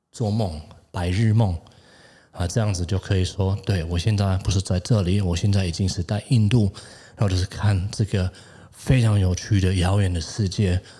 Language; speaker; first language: Chinese; non-native, fluent; German